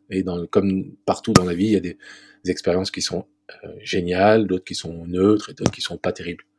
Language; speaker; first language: French; native; French